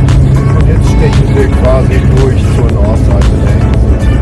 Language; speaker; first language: German; native; German